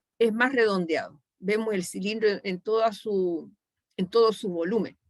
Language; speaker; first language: Spanish; native; Spanish